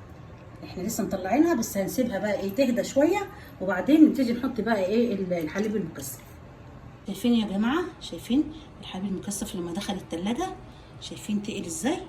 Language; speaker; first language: Arabic; native; Arabic